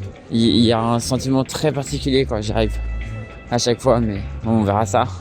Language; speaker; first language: French; native; French